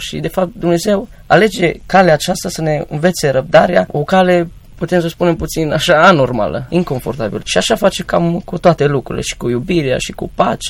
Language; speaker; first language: Romanian; native; Romanian